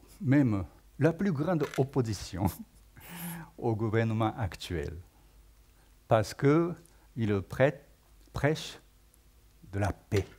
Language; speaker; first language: French; non-native, fluent; Japanese